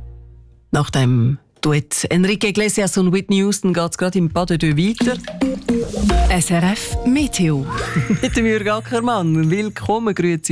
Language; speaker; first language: German; native; German